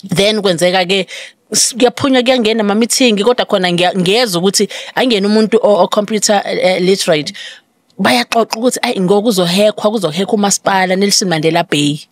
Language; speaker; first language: Zulu; native; Zulu